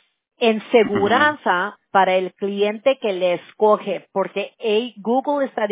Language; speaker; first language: Spanish; early bilingual, heritage; Spanish